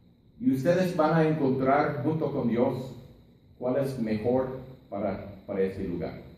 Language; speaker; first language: Spanish; non-native, fluent; English